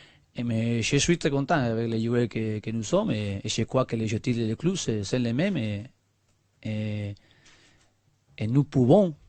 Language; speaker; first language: French; non-native, learner; Spanish